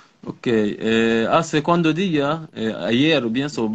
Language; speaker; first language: Spanish; non-native, learner; Arabic